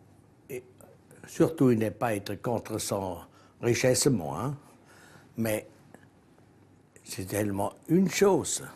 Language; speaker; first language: French; non-native, local second language; German